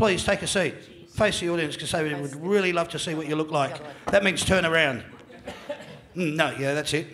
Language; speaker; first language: English; native; English